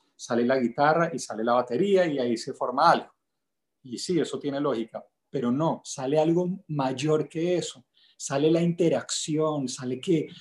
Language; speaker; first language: Spanish; native; Spanish